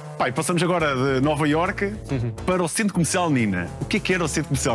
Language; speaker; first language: Portuguese; native; Portuguese